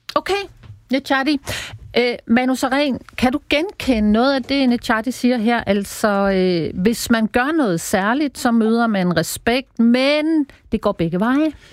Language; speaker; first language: Danish; native; Danish